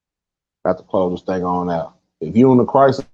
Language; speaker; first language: English; native; English